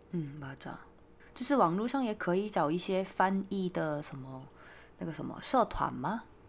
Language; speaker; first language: Chinese; non-native, fluent; Korean